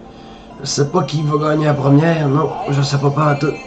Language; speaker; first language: French; native; French